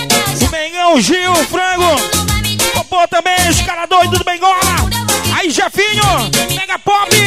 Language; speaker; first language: Portuguese; native; Portuguese